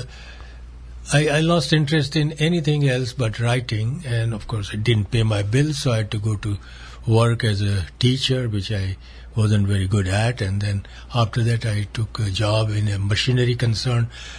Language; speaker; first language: English; non-native, local second language; Gujarati